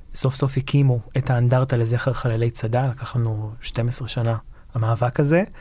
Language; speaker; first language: Hebrew; early bilingual, other home language; Arabic